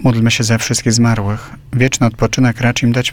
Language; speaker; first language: Polish; native; Polish